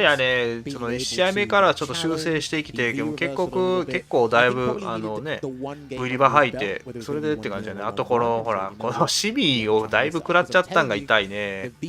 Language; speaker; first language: Japanese; native; Japanese